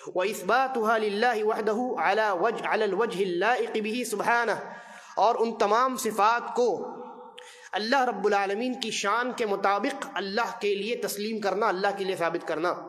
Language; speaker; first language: Urdu; native; Urdu